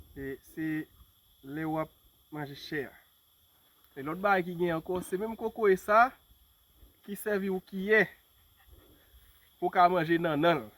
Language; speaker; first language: Haitian Creole; native; Haitian Creole